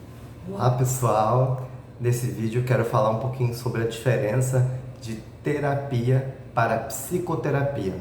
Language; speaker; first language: Portuguese; native; Portuguese